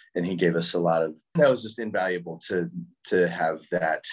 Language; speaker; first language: English; native; English